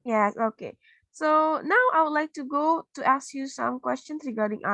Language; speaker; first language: English; non-native, fluent; Indonesian